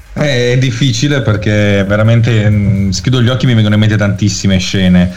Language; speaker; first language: Italian; native; Italian